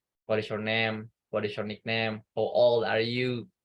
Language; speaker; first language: English; non-native, fluent; Indonesian